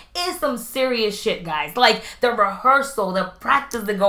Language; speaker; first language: English; non-native, fluent; Spanish